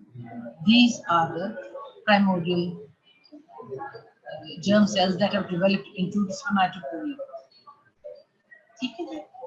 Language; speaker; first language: English; non-native, local second language; Urdu